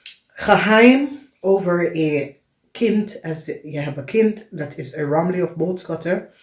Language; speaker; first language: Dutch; non-native, learner; English